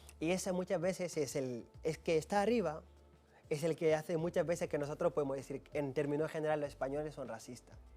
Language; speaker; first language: Spanish; non-native, fluent; Wolof